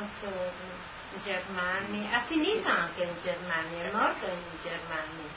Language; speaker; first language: Italian; non-native, local second language; Friulian